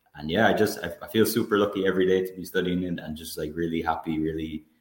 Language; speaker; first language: English; native; English